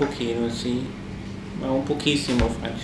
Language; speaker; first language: Italian; non-native, learner; German